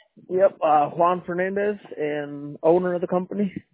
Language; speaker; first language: English; early bilingual, other home language; Spanish